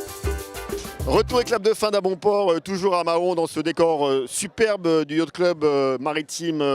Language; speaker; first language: French; native; French